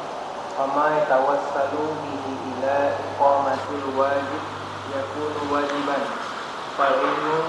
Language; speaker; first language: Arabic; non-native, learner; Indonesian